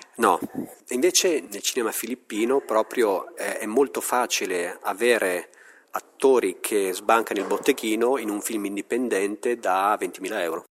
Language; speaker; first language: Italian; native; Italian